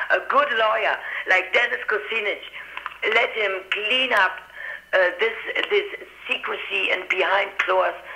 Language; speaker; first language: English; non-native, fluent; German